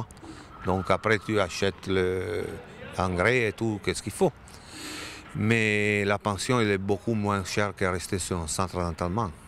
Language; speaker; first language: French; non-native, learner; Italian